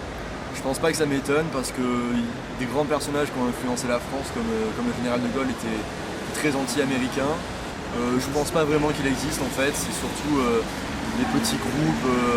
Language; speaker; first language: French; native; French